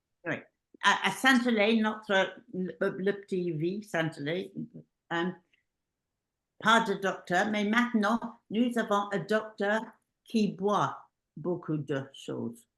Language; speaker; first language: French; non-native, learner; English